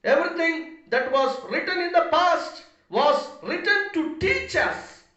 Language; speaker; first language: English; non-native, local second language; Telugu